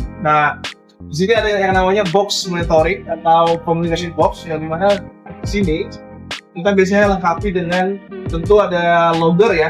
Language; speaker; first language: Indonesian; native; Indonesian